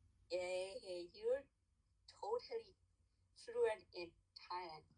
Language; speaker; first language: English; non-native, learner; Burmese